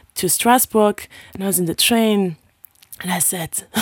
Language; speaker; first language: English; non-native, fluent; Luxembourgish